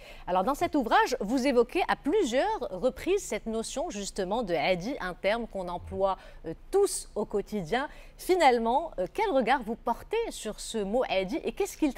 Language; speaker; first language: French; non-native, local second language; Arabic